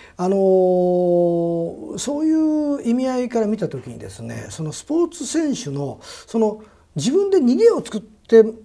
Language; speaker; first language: Japanese; native; Japanese